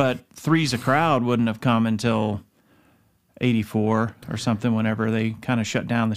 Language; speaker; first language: English; native; English